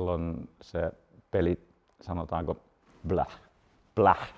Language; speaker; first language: Finnish; native; Finnish